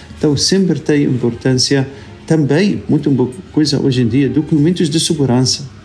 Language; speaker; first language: Portuguese; non-native, fluent; Arabic